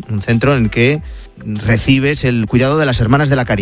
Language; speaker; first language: Spanish; native; Spanish